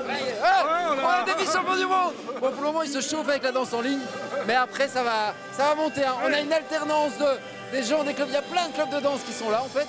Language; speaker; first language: French; native; French